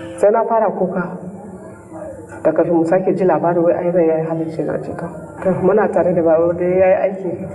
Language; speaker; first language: Hausa; non-native, local second language; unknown